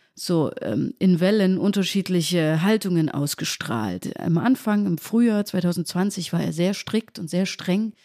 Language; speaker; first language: German; native; German